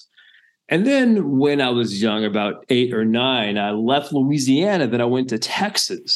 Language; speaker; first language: English; native; English